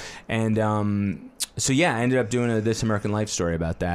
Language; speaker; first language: English; native; English